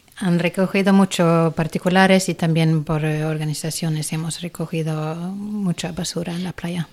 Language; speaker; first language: Spanish; non-native, fluent; Swedish